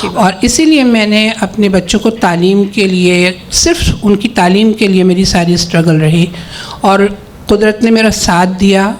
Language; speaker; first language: Urdu; native; Urdu